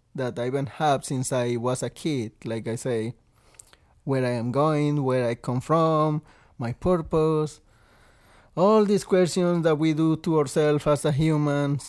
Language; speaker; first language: English; non-native, learner; Spanish